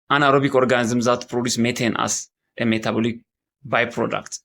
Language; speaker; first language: English; non-native, local second language; Amharic